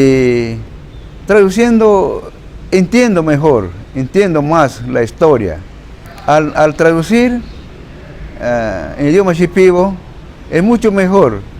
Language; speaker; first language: Spanish; non-native, local second language; Shipibo-Conibo